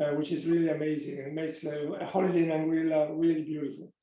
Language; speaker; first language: English; non-native, fluent; Italian